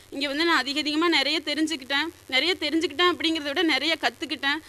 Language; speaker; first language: Tamil; native; Tamil